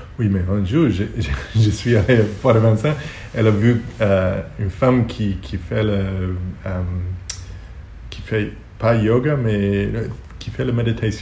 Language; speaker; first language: French; non-native, learner; Hebrew